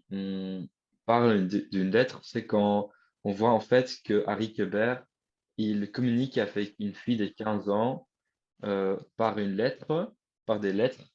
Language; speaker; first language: French; non-native, learner; Dutch